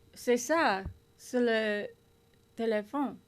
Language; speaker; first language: French; non-native, learner; English